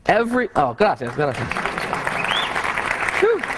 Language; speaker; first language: Spanish; non-native, learner; English